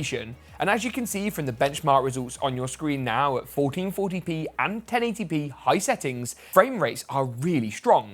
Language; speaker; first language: English; native; English